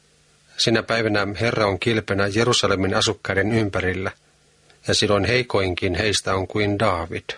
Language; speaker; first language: Finnish; native; Finnish